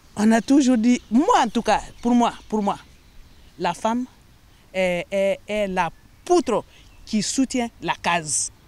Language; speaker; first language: French; non-native, local second language; Mandingo